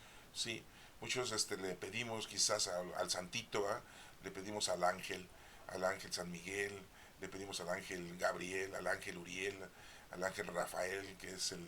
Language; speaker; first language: Spanish; native; Spanish